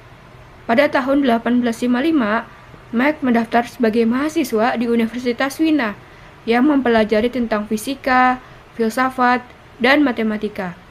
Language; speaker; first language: Indonesian; native; Indonesian